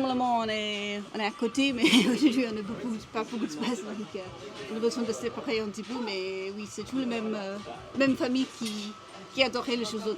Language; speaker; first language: French; non-native, learner; English